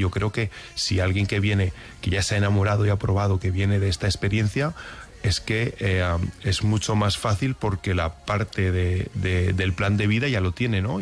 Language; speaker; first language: Spanish; native; Spanish